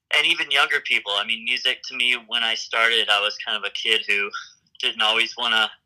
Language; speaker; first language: English; native; English